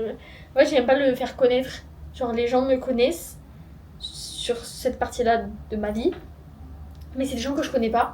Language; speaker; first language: French; native; French